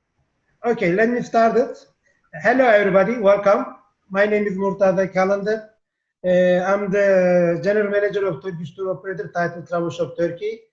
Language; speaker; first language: English; non-native, fluent; Turkish